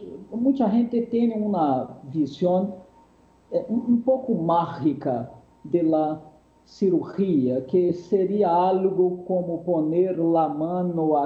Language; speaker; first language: Spanish; non-native, fluent; Portuguese